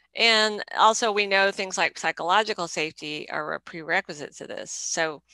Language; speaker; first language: English; native; English